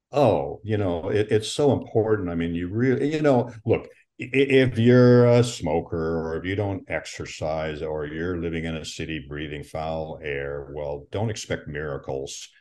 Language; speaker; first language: English; native; English